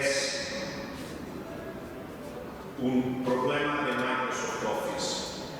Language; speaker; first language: Spanish; non-native, fluent; Italian